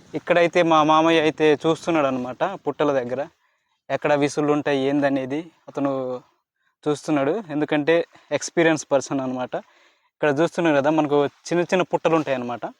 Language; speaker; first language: Telugu; non-native, local second language; Koya